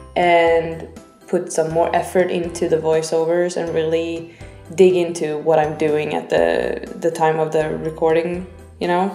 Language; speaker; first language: English; non-native, fluent; Swedish